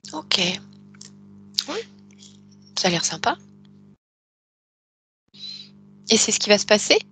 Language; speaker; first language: French; native; French